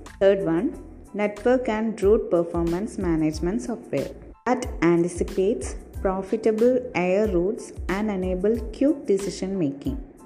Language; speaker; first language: English; non-native, local second language; Malayalam